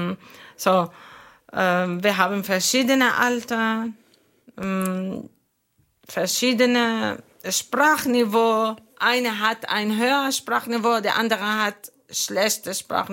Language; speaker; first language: German; non-native, fluent; Arabic